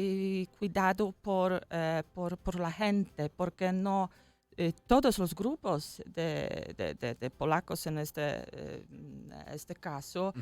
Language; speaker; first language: Spanish; non-native, fluent; Polish